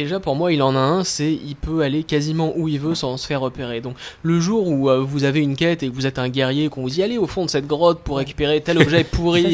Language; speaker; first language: French; native; French